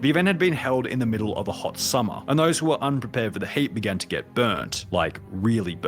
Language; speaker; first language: English; native; English